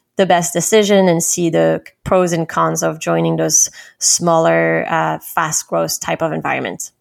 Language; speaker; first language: English; non-native, fluent; French